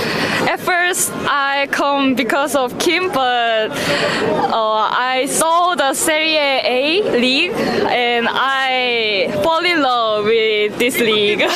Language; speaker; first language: English; non-native, learner; Korean